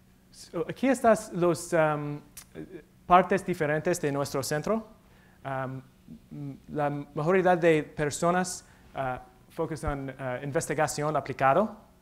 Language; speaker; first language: Spanish; non-native, learner; English